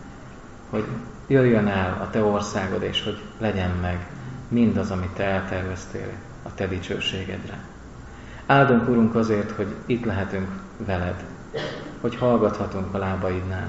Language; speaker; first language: Hungarian; native; Hungarian